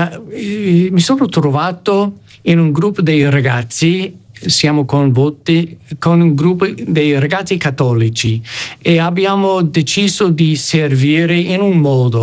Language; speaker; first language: Italian; non-native, fluent; English